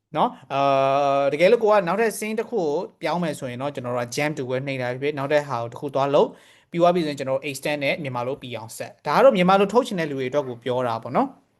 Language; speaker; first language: Burmese; native; Burmese